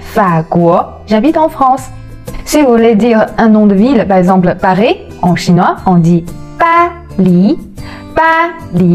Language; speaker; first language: French; non-native, fluent; Chinese